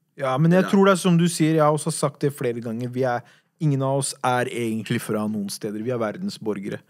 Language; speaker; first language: Norwegian; early bilingual, other home language; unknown